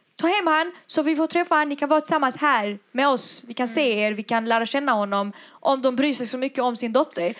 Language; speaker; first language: Swedish; early bilingual, other home language; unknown